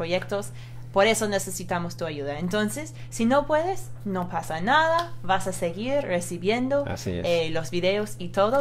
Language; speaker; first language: Spanish; non-native, fluent; English